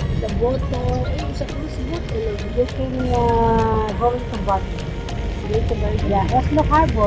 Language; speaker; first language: English; non-native, learner; Filipino